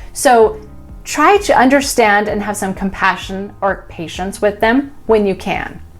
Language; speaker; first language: English; native; English